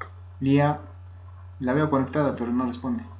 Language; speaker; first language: Spanish; native; Spanish